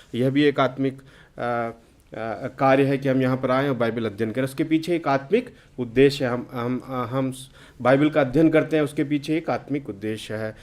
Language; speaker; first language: Hindi; native; Hindi